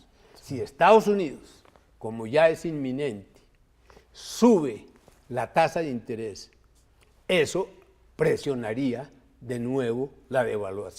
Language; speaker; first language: Spanish; native; Spanish